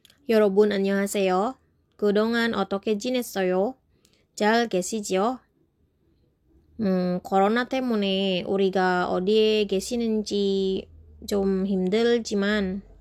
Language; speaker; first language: Korean; non-native, fluent; Indonesian